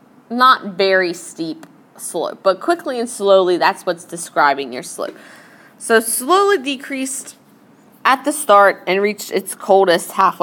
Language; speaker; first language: English; native; English